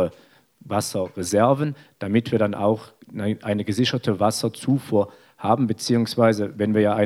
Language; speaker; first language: German; native; German